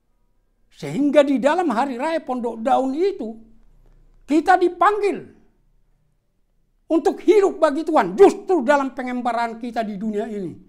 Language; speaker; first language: Indonesian; non-native, local second language; Batak Toba